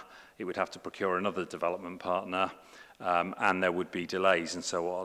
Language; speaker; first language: English; native; English